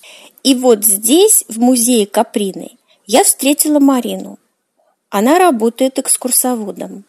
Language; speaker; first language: Russian; native; Russian